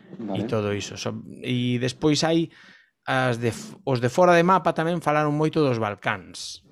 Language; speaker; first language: Galician; non-native, local second language; Spanish